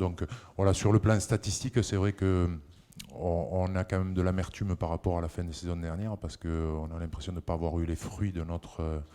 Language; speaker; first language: French; native; French